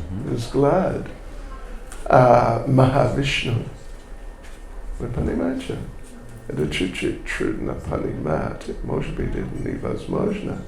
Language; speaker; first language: Russian; non-native, learner; English